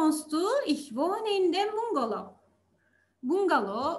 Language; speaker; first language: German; non-native, learner; Turkish